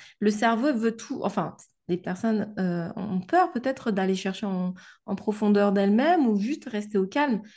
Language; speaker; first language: French; native; French